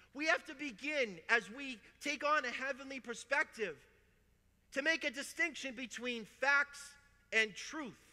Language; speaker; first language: English; native; English